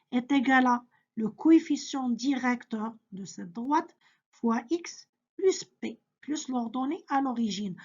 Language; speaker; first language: French; non-native, local second language; Arabic